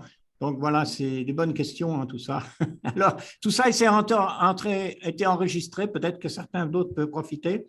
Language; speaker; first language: French; native; French